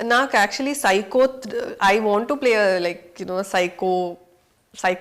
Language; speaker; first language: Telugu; non-native, fluent; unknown